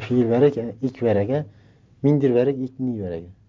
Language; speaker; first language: Dutch; non-native, learner; Turkish